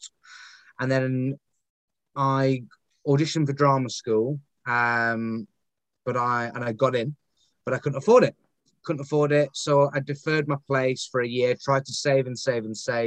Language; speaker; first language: English; native; English